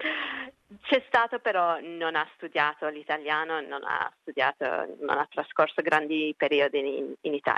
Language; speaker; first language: Italian; early bilingual, heritage; Italian